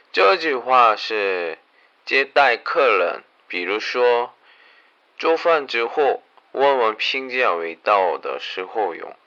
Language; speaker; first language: Chinese; non-native, learner; Korean